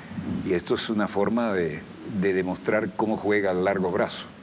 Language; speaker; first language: Spanish; native; Spanish